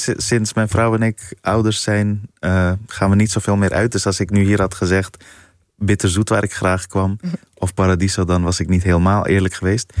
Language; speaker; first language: Dutch; early bilingual, other home language; Persian